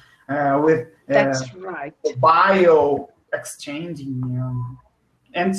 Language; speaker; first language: English; non-native, learner; Portuguese